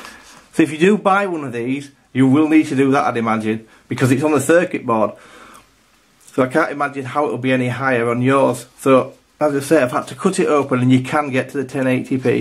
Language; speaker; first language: English; native; English